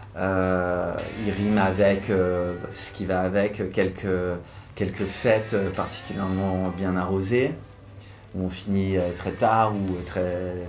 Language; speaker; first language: French; native; French